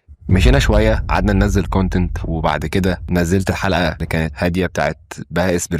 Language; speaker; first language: Arabic; native; Arabic